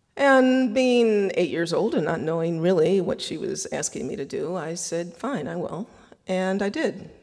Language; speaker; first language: English; native; English